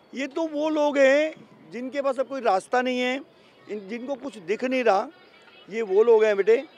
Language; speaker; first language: Hindi; native; Hindi